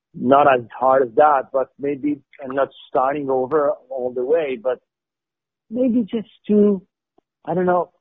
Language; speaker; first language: English; non-native, fluent; Arabic